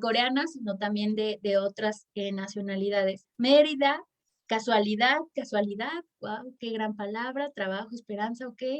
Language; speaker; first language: Spanish; native; Spanish